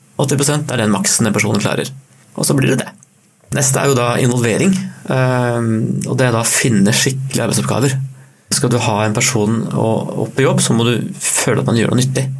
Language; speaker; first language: Norwegian; native; Norwegian